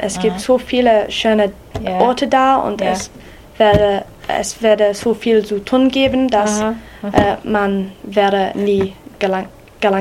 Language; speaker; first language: German; non-native, learner; English